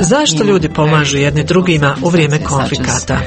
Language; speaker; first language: Croatian; native; Croatian